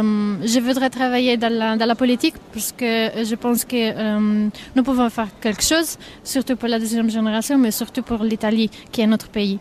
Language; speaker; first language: French; non-native, fluent; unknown